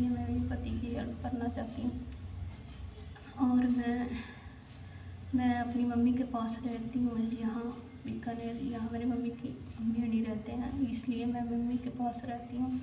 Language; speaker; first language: Hindi; native; Hindi